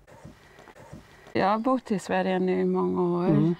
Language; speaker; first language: Swedish; non-native, fluent; Māori